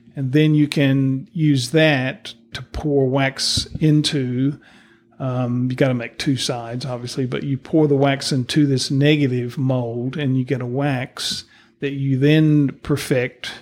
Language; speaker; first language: English; native; English